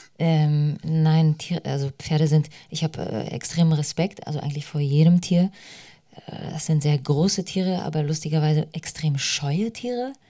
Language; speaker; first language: German; early bilingual, other home language; Polish